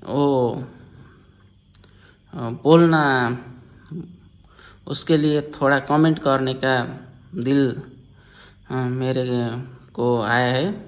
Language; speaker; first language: Hindi; non-native, learner; Nepali